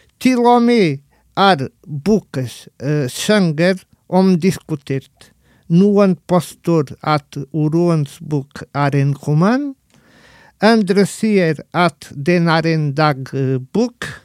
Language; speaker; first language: Norwegian; non-native, fluent; Portuguese